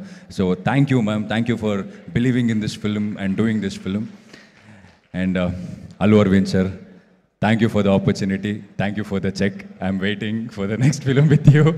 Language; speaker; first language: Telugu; non-native, local second language; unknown